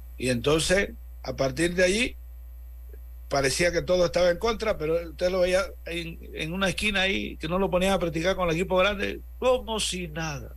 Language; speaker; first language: Spanish; native; Spanish